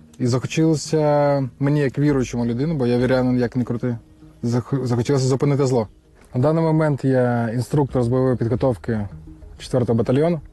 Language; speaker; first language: Ukrainian; non-native, local second language; Russian